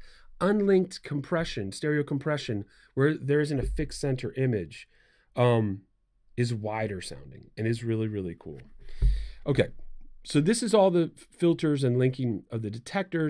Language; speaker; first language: English; native; English